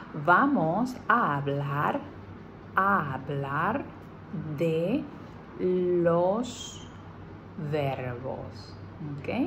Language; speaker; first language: Spanish; non-native, fluent; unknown